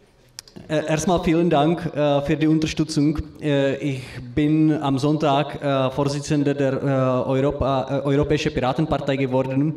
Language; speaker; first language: German; non-native, learner; Czech